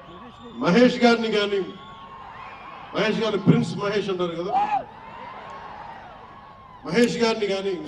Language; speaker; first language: Telugu; native; Telugu